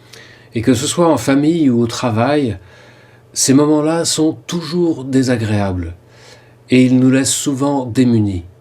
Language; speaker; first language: French; native; French